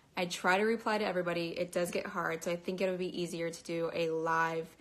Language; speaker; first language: English; native; English